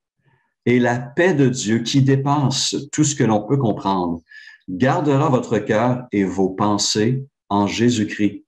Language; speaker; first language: French; native; French